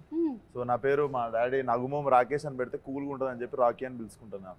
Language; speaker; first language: Telugu; native; Telugu